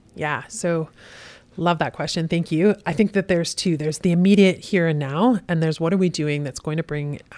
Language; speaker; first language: English; native; English